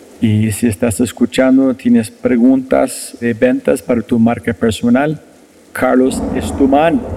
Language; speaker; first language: Spanish; non-native, fluent; English